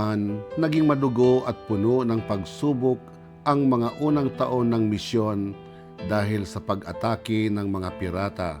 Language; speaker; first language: Filipino; non-native, local second language; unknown